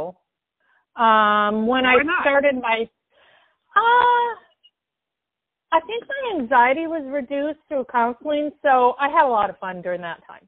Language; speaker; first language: English; native; English